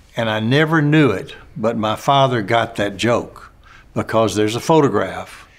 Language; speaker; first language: English; native; English